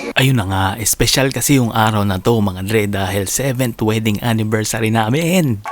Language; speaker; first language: Filipino; native; Filipino